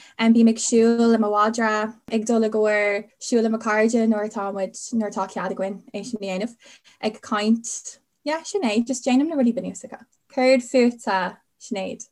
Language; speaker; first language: Irish; non-native, local second language; English